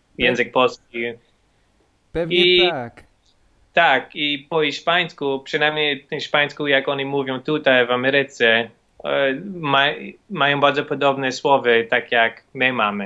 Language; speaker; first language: Polish; non-native, learner; English